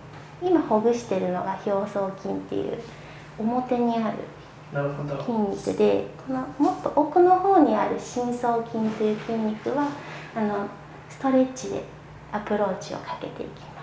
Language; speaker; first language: Japanese; native; Japanese